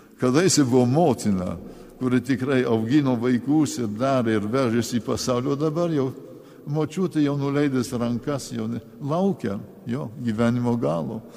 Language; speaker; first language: Lithuanian; early bilingual, heritage; Lithuanian